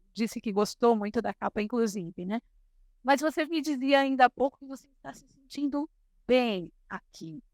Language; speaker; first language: Portuguese; native; Portuguese